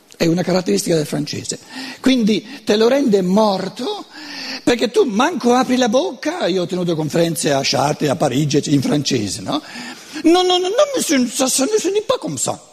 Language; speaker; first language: Italian; non-native, local second language; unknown